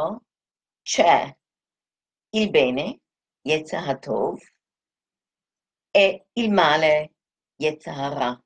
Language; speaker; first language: Italian; non-native, fluent; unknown